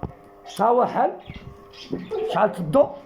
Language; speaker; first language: Arabic; native; Arabic